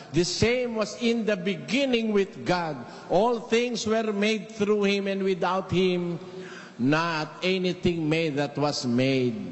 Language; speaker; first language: English; non-native, local second language; Filipino